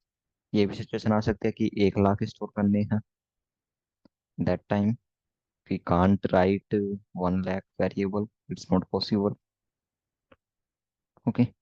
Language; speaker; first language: Hindi; native; Hindi